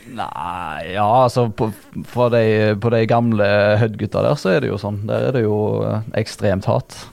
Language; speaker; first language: Norwegian; native; Norwegian